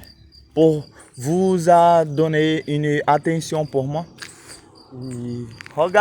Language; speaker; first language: French; non-native, learner; Portuguese